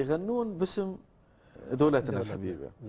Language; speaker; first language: Arabic; native; Arabic